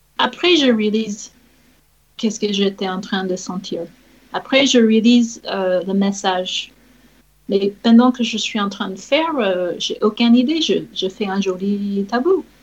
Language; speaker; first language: French; non-native, fluent; English